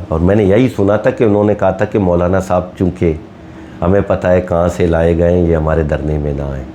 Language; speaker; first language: Urdu; non-native, local second language; Baluchi